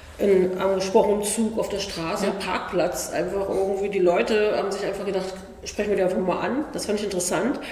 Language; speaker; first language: German; native; German